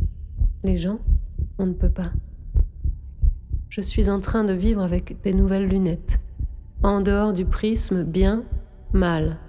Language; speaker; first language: French; native; French